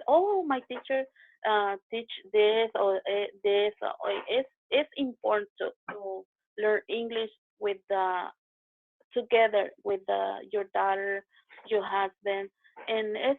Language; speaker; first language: English; non-native, learner; Spanish